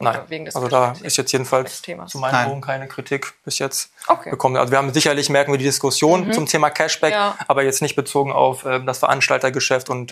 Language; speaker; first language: German; native; German